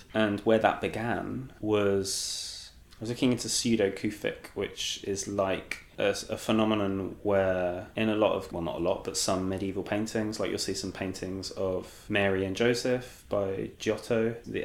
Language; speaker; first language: English; native; English